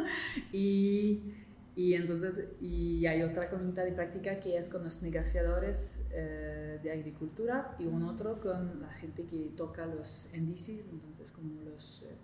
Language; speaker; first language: Spanish; non-native, fluent; English